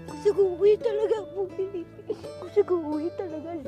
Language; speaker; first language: Filipino; non-native, learner; Vietnamese